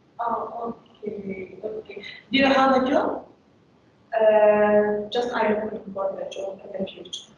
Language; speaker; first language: English; non-native, learner; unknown